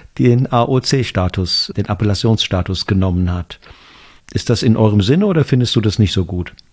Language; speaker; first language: German; native; German